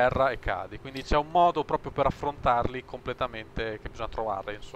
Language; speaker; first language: Italian; native; Italian